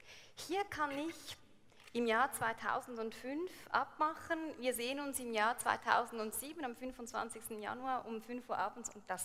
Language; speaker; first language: German; native; German